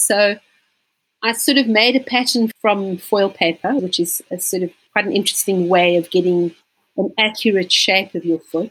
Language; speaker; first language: English; native; English